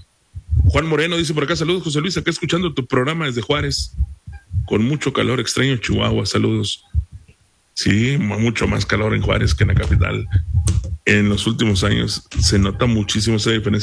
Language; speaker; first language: Spanish; native; Spanish